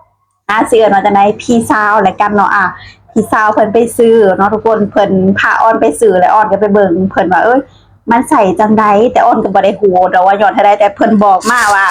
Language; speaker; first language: Thai; non-native, local second language; Lao